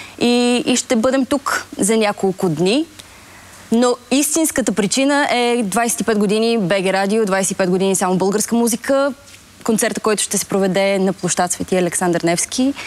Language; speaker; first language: Bulgarian; native; Bulgarian